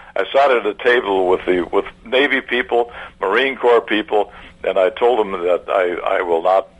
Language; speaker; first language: English; early bilingual, other home language; German